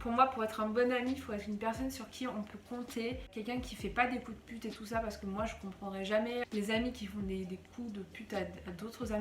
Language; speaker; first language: French; native; French